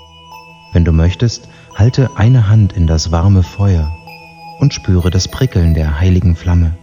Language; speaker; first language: German; native; German